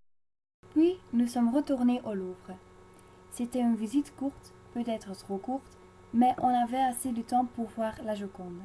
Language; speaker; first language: French; non-native, learner; Dutch